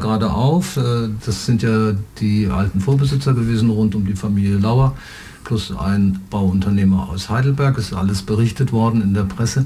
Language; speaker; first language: German; native; German